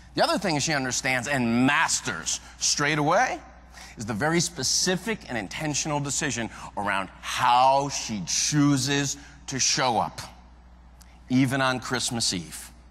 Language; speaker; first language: English; native; English